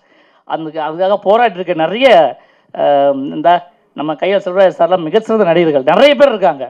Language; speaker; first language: Tamil; native; Tamil